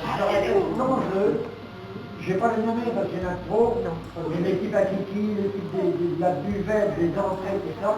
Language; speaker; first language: French; native; French